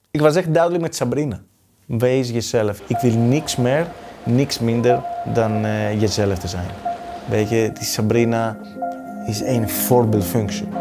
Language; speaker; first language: Dutch; non-native, fluent; Greek